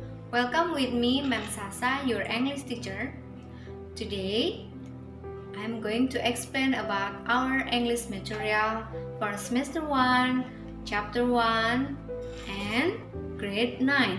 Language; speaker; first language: English; non-native, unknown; Indonesian